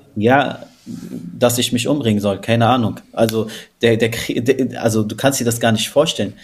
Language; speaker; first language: German; native; German